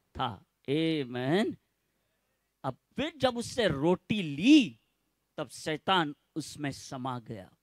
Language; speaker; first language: Hindi; non-native, local second language; Gujarati